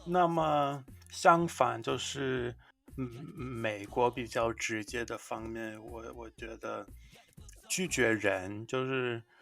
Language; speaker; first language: Chinese; non-native, fluent; English